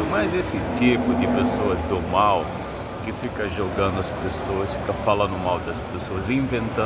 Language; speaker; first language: Portuguese; non-native, fluent; Arabic